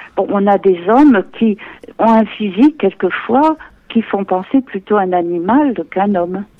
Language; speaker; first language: French; native; French